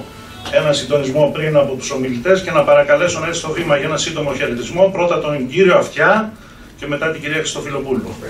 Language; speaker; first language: Greek; native; Greek